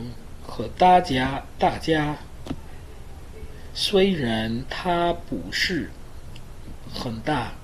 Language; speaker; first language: Chinese; non-native, learner; English